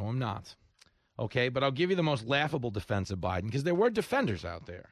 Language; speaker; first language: English; native; English